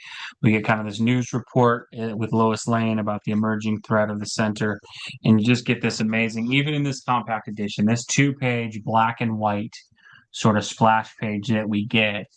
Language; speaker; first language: English; native; English